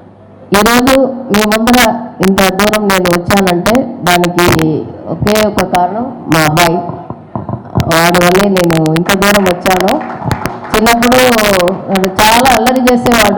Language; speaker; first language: Telugu; native; Telugu